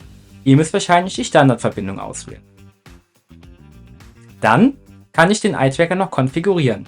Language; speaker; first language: German; native; German